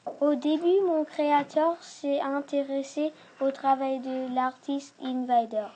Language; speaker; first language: French; early bilingual, other home language; Turkish